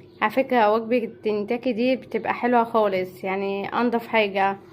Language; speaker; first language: Arabic; native; Arabic